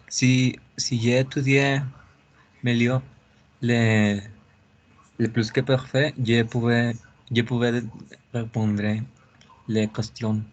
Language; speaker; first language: French; non-native, learner; Spanish